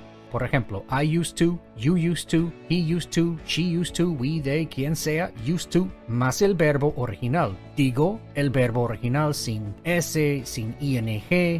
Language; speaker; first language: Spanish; non-native, fluent; English